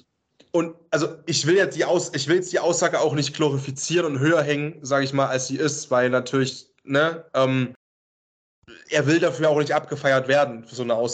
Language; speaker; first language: German; native; German